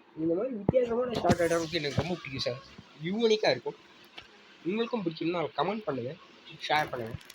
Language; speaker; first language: Tamil; non-native, local second language; Urdu